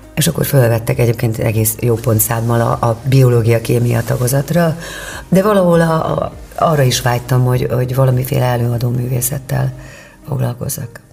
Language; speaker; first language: Hungarian; native; Hungarian